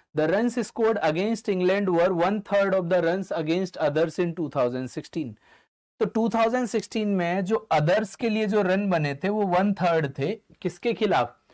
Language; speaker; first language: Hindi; native; Hindi